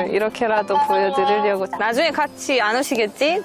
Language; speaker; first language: Korean; non-native, fluent; Persian